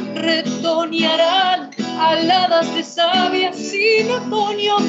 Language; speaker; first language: Spanish; native; Spanish